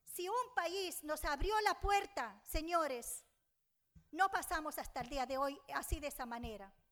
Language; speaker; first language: Spanish; non-native, fluent; Arabic